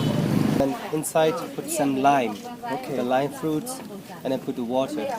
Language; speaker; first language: English; non-native, learner; Burmese